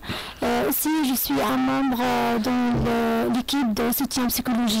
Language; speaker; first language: French; non-native, learner; Arabic